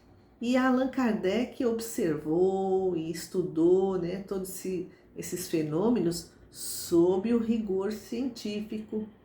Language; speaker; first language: Portuguese; native; Portuguese